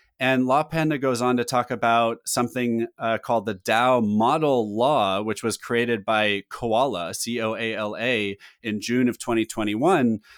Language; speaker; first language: English; native; English